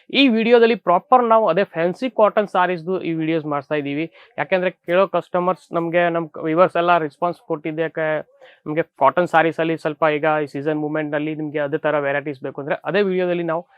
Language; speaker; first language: Kannada; non-native, fluent; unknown